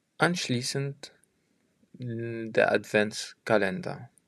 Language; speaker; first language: German; non-native, fluent; French